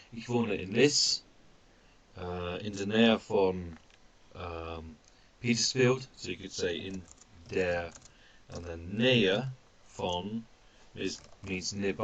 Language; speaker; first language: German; non-native, fluent; English